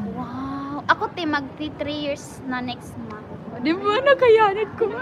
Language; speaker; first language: Filipino; non-native, local second language; Cebuano